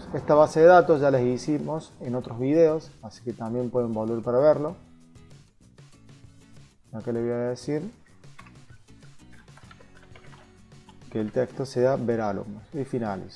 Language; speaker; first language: Spanish; native; Spanish